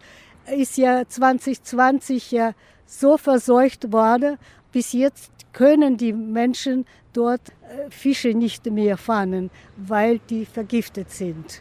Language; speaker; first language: German; non-native, fluent; Russian